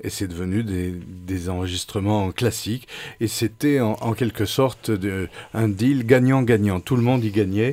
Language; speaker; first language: French; native; French